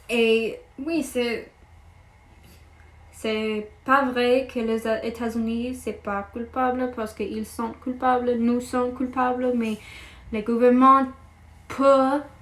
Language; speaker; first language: French; non-native, learner; English